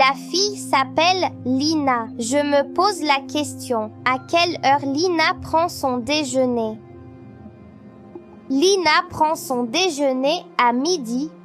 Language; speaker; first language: French; non-native, local second language; Arabic